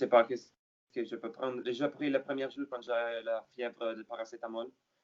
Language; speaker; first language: French; non-native, learner; Italian